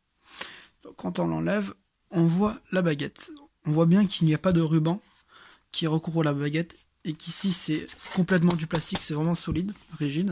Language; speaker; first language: French; native; French